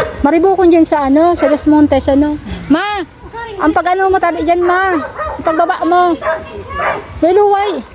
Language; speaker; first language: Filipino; non-native, local second language; Bikol